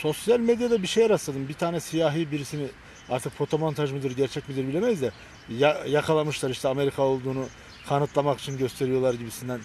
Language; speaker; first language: Turkish; native; Turkish